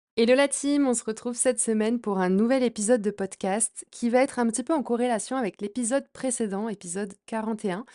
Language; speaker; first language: French; native; French